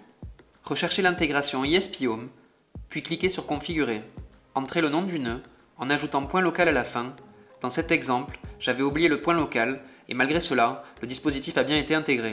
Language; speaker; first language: French; native; French